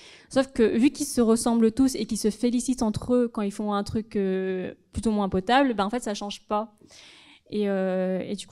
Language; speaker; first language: French; native; French